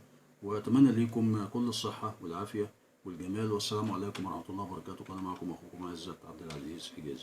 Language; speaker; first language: Arabic; native; Arabic